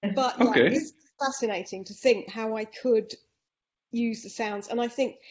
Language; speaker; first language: English; non-native, fluent; Dutch